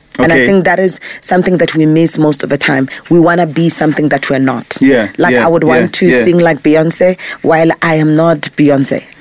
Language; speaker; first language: English; non-native, local second language; Zulu